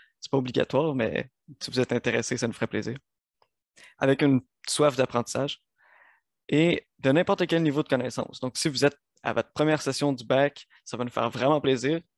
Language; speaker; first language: French; native; French